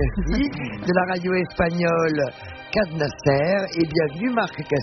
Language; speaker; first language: French; native; French